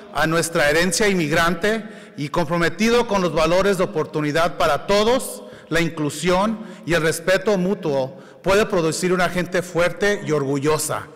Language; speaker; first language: Spanish; early bilingual, heritage; Spanish